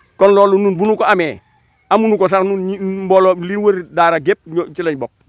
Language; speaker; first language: Wolof; native; Wolof